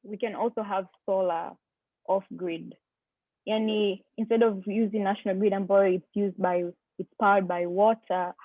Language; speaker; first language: English; non-native, local second language; Swahili